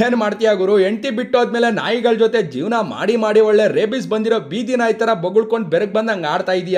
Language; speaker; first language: Kannada; native; Kannada